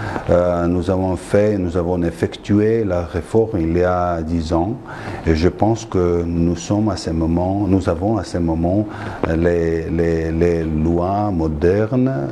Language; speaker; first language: French; non-native, fluent; Georgian